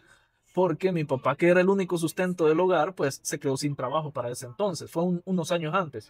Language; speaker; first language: Spanish; native; Spanish